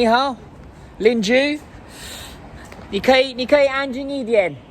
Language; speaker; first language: Chinese; non-native, learner; English